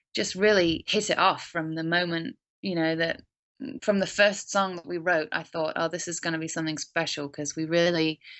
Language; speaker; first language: English; native; English